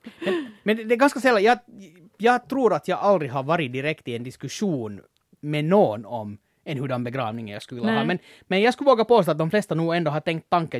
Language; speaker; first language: Swedish; native; Swedish